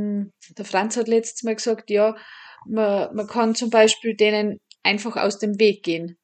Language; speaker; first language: German; native; German